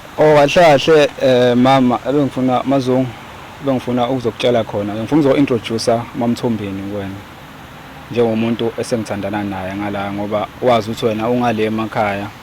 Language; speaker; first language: Zulu; native; Zulu